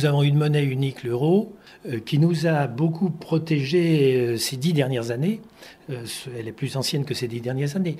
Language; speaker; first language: French; native; French